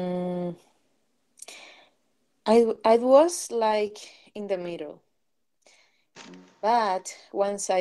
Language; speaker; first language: English; non-native, learner; Spanish